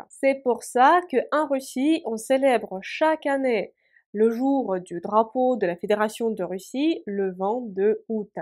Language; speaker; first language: French; non-native, fluent; Russian